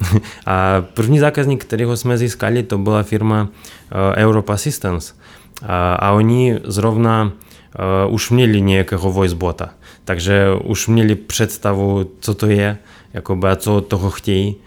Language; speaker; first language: Czech; non-native, fluent; Russian